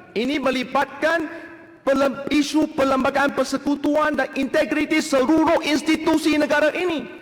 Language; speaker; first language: Malay; non-native, local second language; Chinese